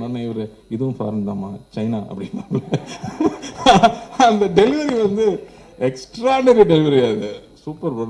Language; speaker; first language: Tamil; native; Tamil